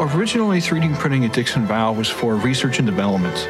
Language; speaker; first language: English; native; English